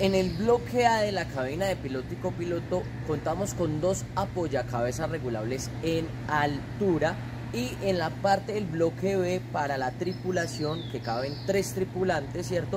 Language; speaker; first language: Spanish; native; Spanish